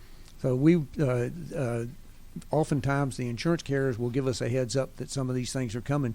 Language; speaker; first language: English; native; English